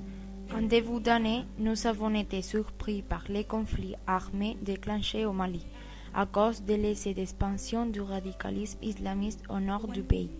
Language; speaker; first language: French; non-native, learner; Spanish